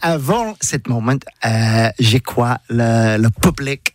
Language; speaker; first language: French; non-native, learner; English